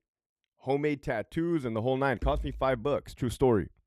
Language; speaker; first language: English; native; English